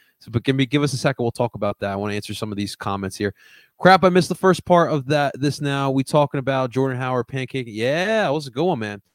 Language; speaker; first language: English; early bilingual, other home language; Spanish